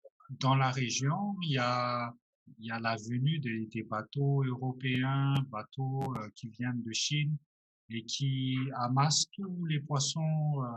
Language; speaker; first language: French; non-native, local second language; Malagasy